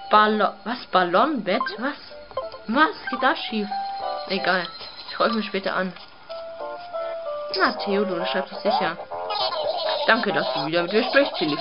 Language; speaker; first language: German; native; German